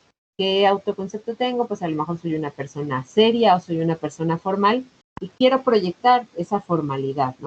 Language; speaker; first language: Spanish; native; Spanish